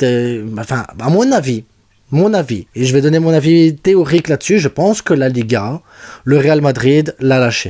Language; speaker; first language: French; native; French